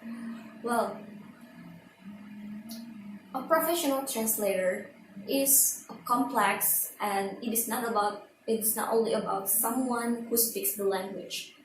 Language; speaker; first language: English; non-native, learner; Indonesian